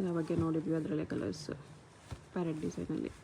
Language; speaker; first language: Kannada; native; Kannada